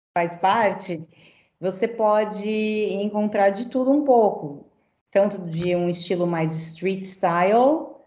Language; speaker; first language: Portuguese; native; Portuguese